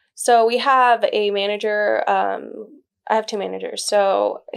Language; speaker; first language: English; early bilingual, other home language; Spanish